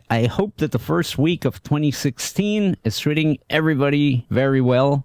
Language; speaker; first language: English; native; English